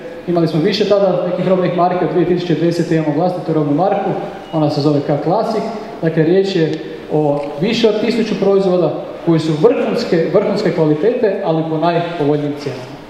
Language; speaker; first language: Croatian; native; Croatian